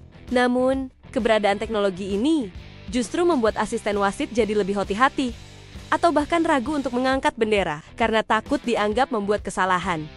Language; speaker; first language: Indonesian; native; Indonesian